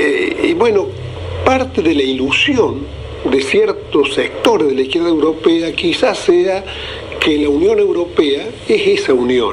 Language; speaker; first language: Spanish; native; Spanish